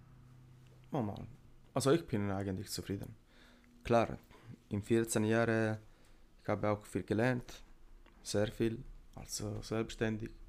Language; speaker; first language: German; non-native, learner; Italian